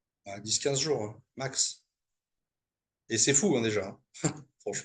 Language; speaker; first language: French; native; French